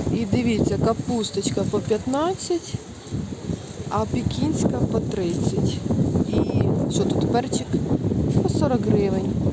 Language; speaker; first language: Ukrainian; non-native, local second language; Russian